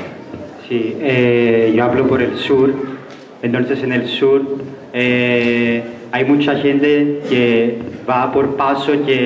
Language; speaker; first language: Spanish; non-native, fluent; Greek